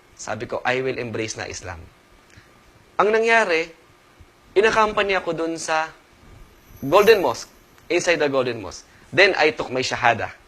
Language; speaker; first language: Filipino; native; Filipino